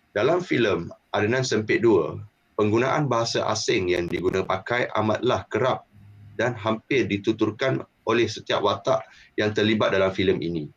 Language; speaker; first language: Malay; native; Malay